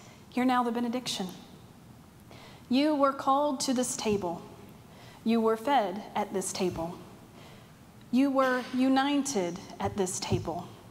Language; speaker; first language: English; native; English